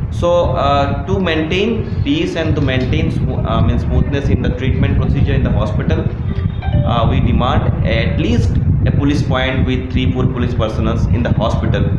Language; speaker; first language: English; non-native, local second language; Bangla